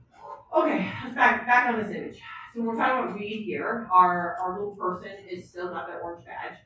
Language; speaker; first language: English; native; English